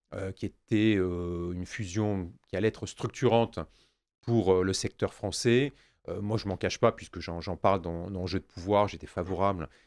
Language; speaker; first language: French; native; French